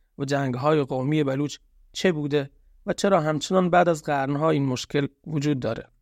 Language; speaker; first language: Persian; non-native, local second language; Baluchi